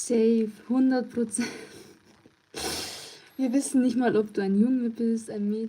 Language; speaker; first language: German; early bilingual, other home language; Turkish